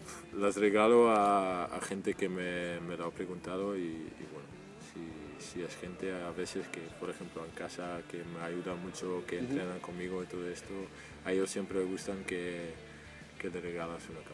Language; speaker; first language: Spanish; non-native, fluent; Dutch